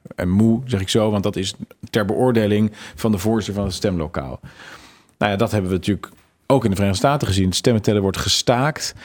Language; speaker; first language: Dutch; native; Dutch